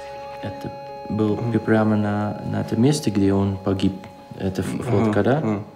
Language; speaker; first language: Russian; non-native, fluent; Dutch